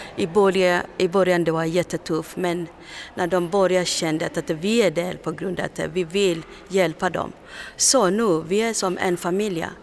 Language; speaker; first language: Swedish; non-native, learner; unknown